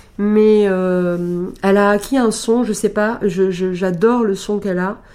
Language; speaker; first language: French; early bilingual, heritage; French